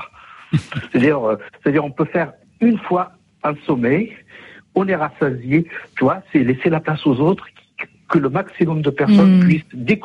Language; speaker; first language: French; non-native, local second language; Kabyle